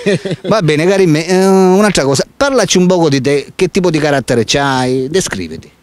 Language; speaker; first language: Italian; native; Italian